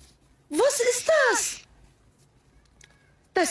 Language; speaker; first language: German; non-native, fluent; Somali